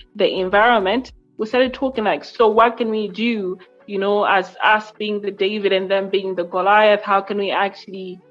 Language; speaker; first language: English; non-native, local second language; Nyanja